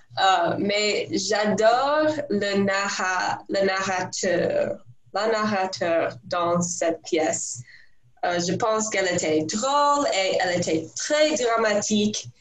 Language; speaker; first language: French; non-native, learner; English